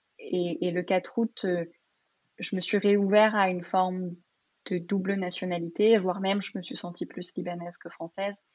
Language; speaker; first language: French; early bilingual, other home language; Arabic